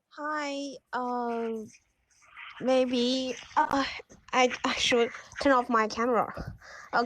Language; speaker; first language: English; non-native, learner; Chinese